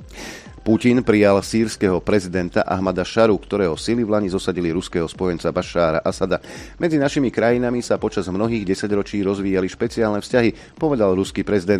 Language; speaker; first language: Slovak; native; Slovak